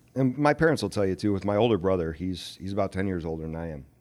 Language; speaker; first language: English; native; English